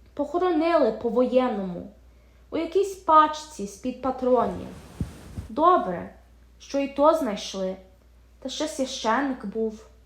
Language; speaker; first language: Ukrainian; early bilingual, heritage; Ukrainian